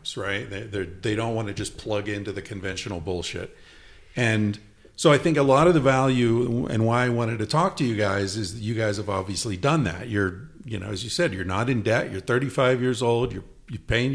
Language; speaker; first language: English; native; English